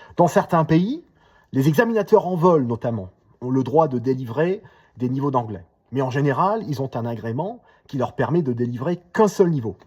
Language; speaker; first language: French; non-native, fluent; English